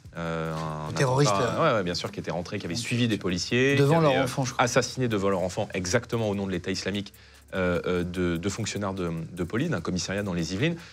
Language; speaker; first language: French; native; French